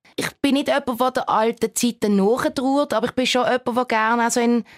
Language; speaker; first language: German; native; German